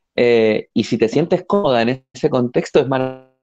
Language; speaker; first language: Spanish; native; Spanish